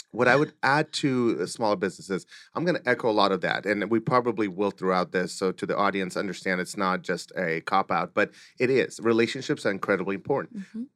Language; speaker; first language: English; early bilingual, other home language; Russian